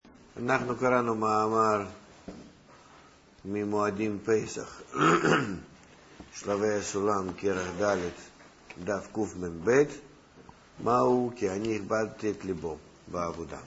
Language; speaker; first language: Hebrew; non-native, fluent; Russian